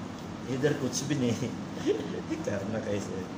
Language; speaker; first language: Hindi; non-native, learner; Filipino